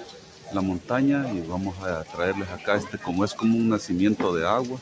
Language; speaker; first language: Spanish; native; Spanish